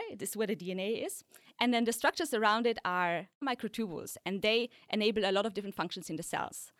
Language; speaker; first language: English; early bilingual, other home language; Polish